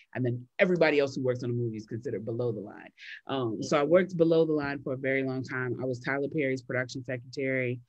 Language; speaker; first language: English; native; English